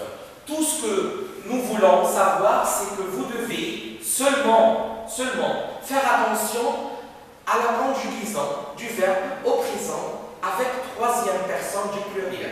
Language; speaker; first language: French; non-native, fluent; Arabic